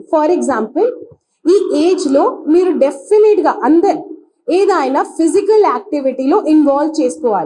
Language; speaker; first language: Telugu; non-native, fluent; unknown